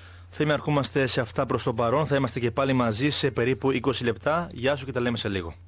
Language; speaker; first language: Greek; native; Greek